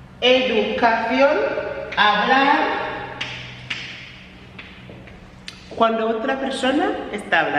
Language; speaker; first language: Spanish; non-native, fluent; English